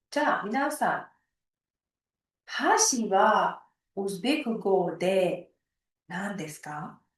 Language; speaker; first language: Japanese; non-native, fluent; Uzbek